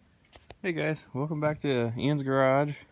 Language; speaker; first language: English; native; English